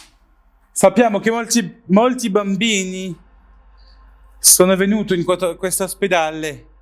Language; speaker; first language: Italian; non-native, learner; French